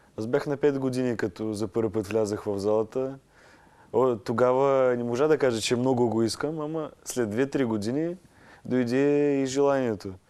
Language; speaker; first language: Bulgarian; non-native, fluent; Russian